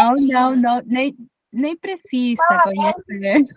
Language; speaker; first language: Portuguese; non-native, fluent; Spanish